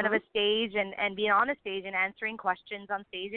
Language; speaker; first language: English; native; English